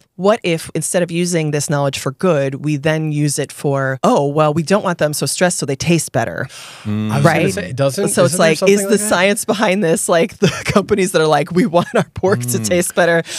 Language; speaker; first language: English; native; English